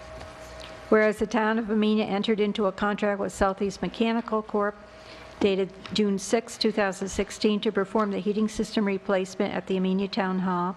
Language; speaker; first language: English; native; English